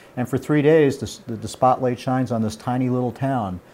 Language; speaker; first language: English; native; English